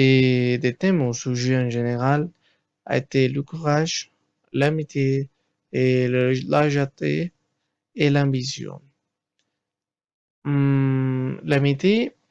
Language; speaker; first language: French; non-native, learner; Spanish